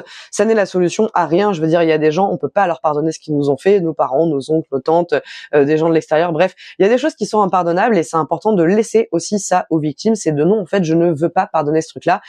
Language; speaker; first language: French; native; French